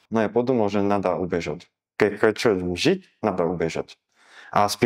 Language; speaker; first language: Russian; non-native, learner; Slovak